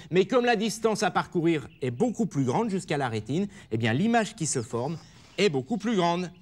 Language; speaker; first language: French; native; French